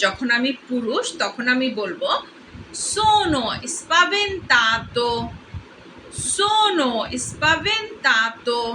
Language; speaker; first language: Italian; non-native, fluent; Bangla